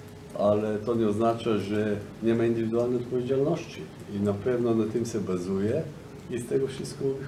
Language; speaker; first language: Polish; non-native, fluent; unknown